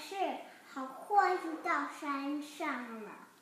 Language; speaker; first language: Chinese; early bilingual, heritage; Chinese